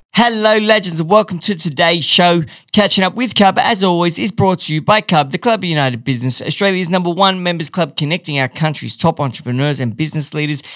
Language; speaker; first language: English; native; English